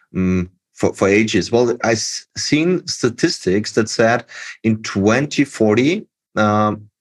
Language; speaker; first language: English; non-native, fluent; German